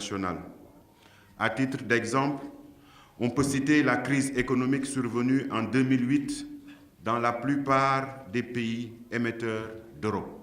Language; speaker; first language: French; non-native, local second language; Wolof